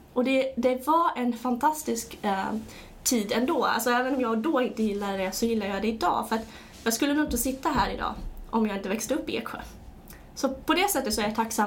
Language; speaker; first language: Swedish; early bilingual, other home language; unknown